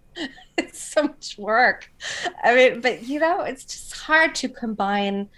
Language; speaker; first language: English; non-native, fluent; German